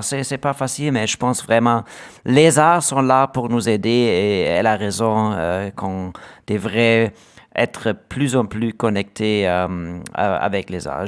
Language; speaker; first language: French; non-native, learner; German